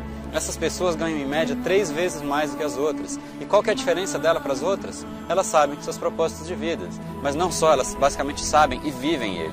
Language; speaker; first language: Portuguese; native; Portuguese